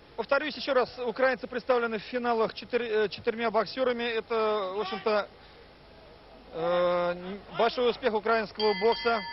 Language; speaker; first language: Russian; native; Russian